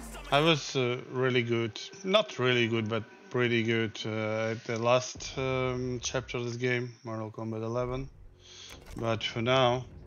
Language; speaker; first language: English; non-native, learner; Russian